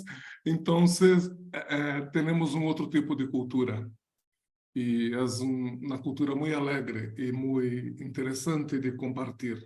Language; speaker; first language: Spanish; non-native, learner; Portuguese